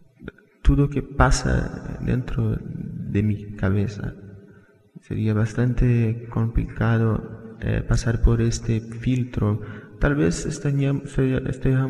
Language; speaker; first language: Spanish; non-native, fluent; Portuguese